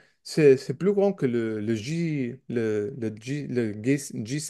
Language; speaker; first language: French; non-native, learner; English